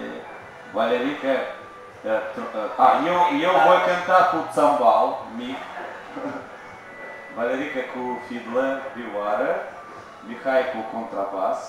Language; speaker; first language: Romanian; non-native, local second language; Russian